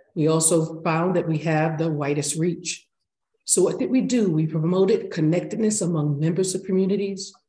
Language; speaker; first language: English; native; English